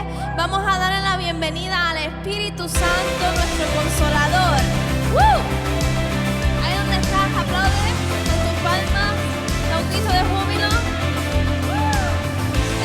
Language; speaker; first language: Spanish; native; Spanish